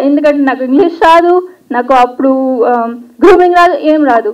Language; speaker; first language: Telugu; non-native, learner; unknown